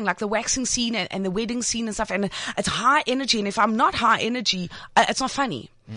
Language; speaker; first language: English; native; English